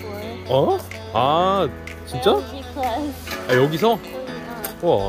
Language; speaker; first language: Korean; native; Korean